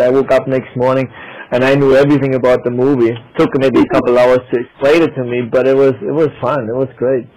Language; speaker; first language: English; non-native, fluent; German